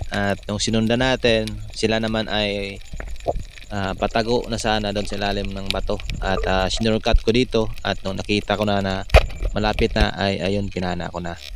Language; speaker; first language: Filipino; non-native, local second language; Cebuano